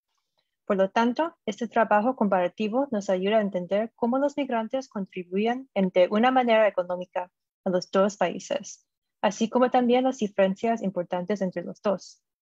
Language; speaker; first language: Spanish; non-native, fluent; English